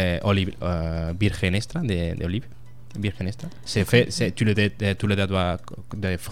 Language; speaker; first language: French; non-native, learner; Spanish